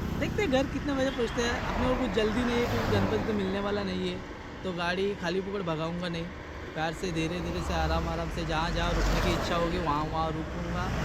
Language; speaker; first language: Hindi; non-native, local second language; Marathi